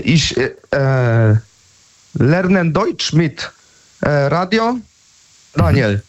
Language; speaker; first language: German; non-native, learner; Polish